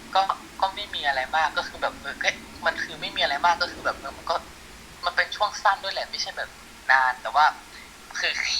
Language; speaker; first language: Thai; early bilingual, other home language; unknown